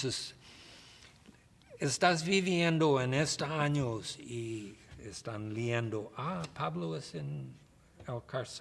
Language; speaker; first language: Spanish; non-native, learner; English